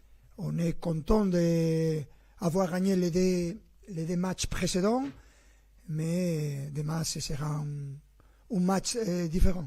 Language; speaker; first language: French; non-native, fluent; Spanish